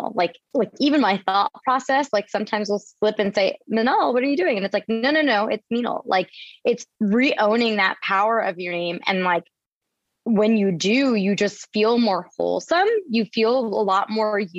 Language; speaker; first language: English; native; English